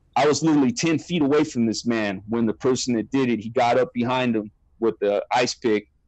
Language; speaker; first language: English; native; English